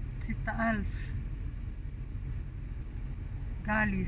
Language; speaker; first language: Arabic; non-native, learner; Filipino